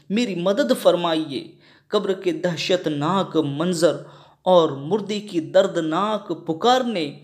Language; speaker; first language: Urdu; non-native, local second language; Sindhi